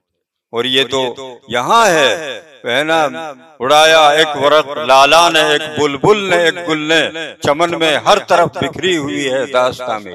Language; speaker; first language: Urdu; native; Urdu